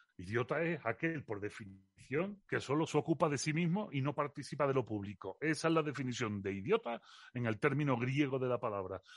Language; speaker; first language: Spanish; native; Spanish